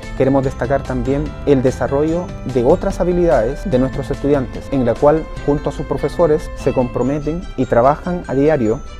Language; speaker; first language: Spanish; native; Spanish